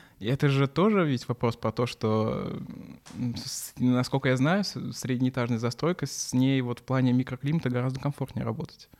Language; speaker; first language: Russian; native; Russian